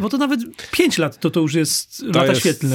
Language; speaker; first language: Polish; native; Polish